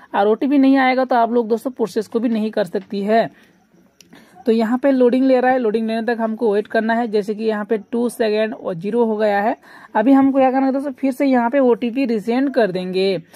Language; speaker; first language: Hindi; non-native, local second language; Bangla